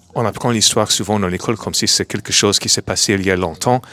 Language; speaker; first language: French; non-native, fluent; English